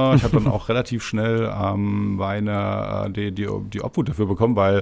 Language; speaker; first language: German; native; German